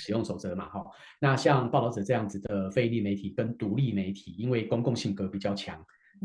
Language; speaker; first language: Chinese; native; Chinese